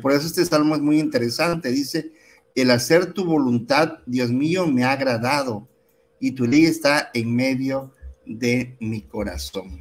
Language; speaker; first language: Spanish; native; Spanish